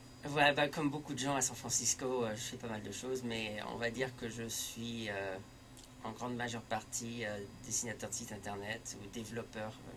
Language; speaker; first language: French; early bilingual, heritage; French